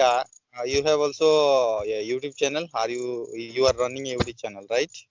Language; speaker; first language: English; non-native, learner; Odia